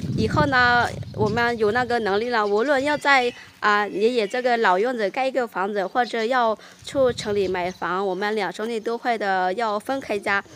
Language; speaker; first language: Chinese; non-native, fluent; Lao